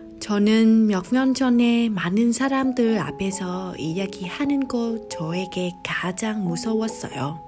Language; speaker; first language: Korean; non-native, learner; Vietnamese